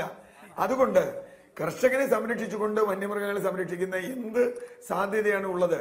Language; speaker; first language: Malayalam; native; Malayalam